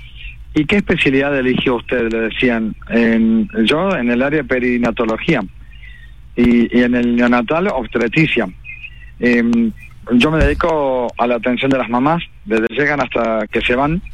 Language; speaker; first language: Spanish; native; Spanish